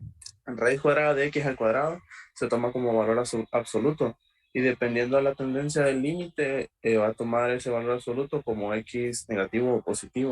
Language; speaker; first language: Spanish; native; Spanish